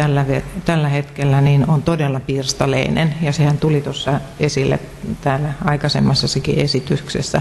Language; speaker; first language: Finnish; native; Finnish